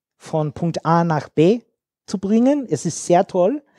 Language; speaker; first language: German; non-native, learner; English